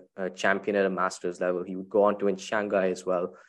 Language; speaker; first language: English; non-native, local second language; Tamil